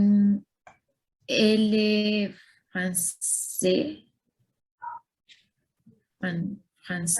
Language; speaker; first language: French; non-native, learner; Spanish